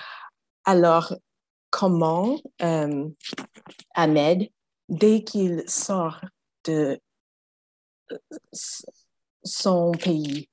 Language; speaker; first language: French; non-native, fluent; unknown